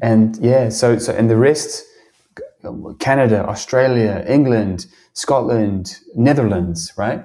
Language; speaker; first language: English; native; English